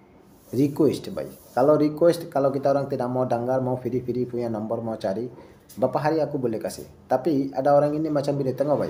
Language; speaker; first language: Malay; non-native, learner; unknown